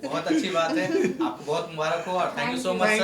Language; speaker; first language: Hindi; native; Hindi